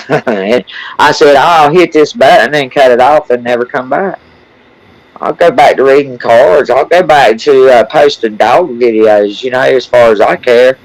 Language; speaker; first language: English; native; English